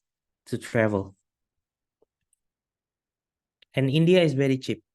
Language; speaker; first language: English; non-native, fluent; Indonesian